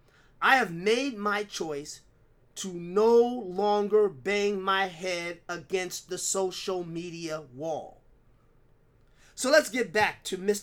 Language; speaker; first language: English; native; English